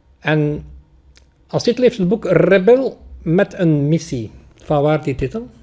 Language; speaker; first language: Dutch; native; Dutch